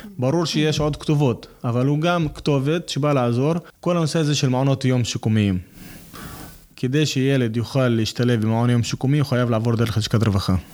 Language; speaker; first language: Hebrew; non-native, local second language; Arabic